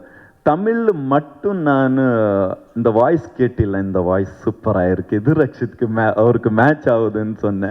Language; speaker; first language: Tamil; non-native, learner; Kannada